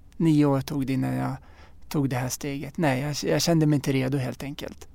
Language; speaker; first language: Swedish; early bilingual, other home language; Arabic